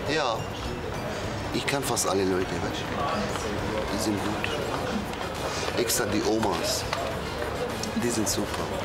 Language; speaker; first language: German; non-native, learner; Arabic